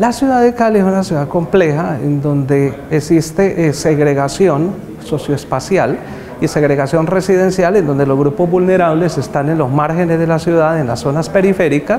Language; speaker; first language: Spanish; native; Spanish